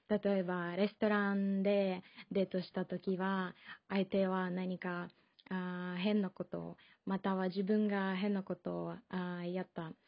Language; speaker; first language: Japanese; non-native, fluent; Russian